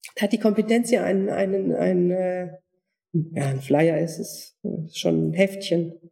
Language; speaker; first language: German; non-native, fluent; Turkish